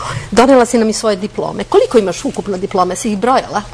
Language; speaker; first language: Serbian; native; Serbian